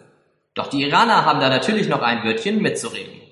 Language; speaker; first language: German; native; German